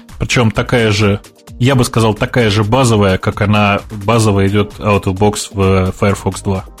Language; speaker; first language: Russian; native; Russian